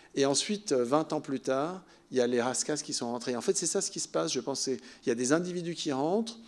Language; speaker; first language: French; native; French